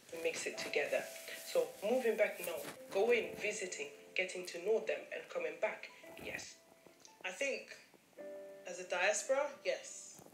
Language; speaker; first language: English; early bilingual, other home language; German